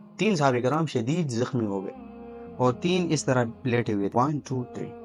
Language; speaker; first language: Urdu; non-native, local second language; Pashto